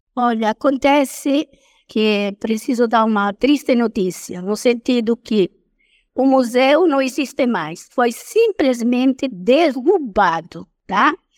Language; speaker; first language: Portuguese; non-native, fluent; Italian